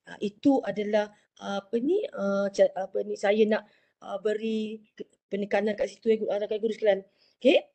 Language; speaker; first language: Malay; native; Malay